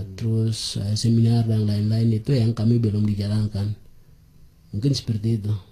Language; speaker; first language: Indonesian; non-native, local second language; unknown